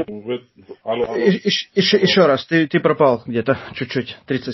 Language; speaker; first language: Russian; non-native, fluent; Latvian